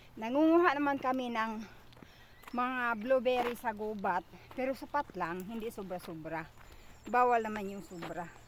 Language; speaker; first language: Filipino; non-native, local second language; Cebuano